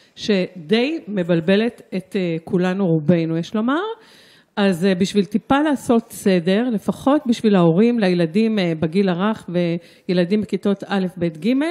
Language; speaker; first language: Hebrew; native; Hebrew